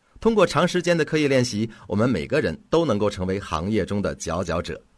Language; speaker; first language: Chinese; native; Chinese